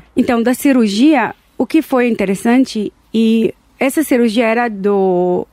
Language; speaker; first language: Portuguese; non-native, learner; Hebrew